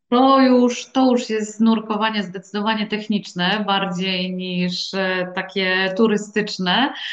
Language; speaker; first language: Polish; native; Polish